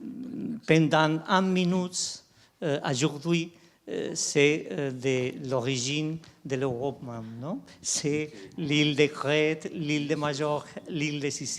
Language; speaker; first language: French; non-native, fluent; Spanish